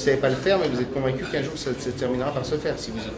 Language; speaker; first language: French; native; French